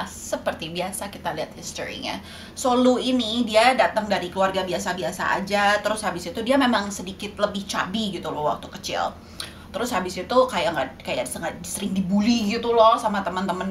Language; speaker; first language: Indonesian; native; Indonesian